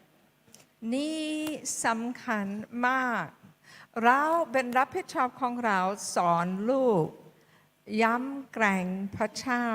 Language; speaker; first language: Thai; non-native, fluent; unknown